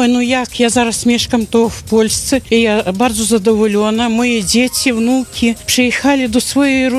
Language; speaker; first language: Polish; early bilingual, heritage; Polish